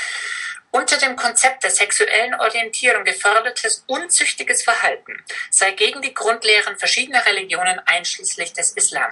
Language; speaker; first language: German; native; German